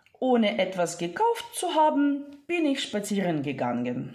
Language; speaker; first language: German; non-native, fluent; Ukrainian